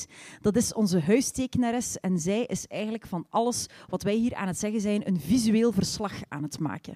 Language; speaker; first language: Dutch; native; Dutch